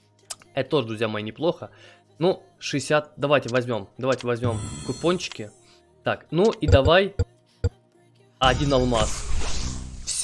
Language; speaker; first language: Russian; native; Russian